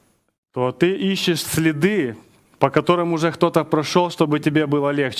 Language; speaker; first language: Polish; non-native, learner; Russian